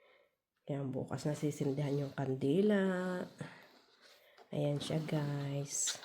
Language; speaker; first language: Filipino; native; Filipino